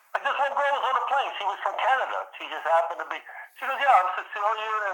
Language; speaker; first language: English; early bilingual, other home language; Italian